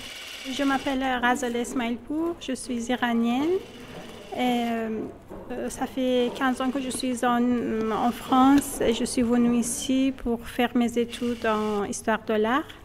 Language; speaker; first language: French; non-native, fluent; Persian